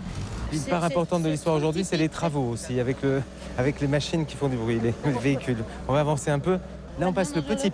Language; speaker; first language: French; native; French